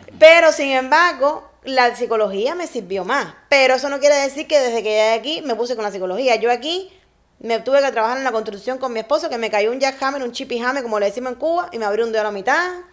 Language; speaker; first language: Spanish; native; Spanish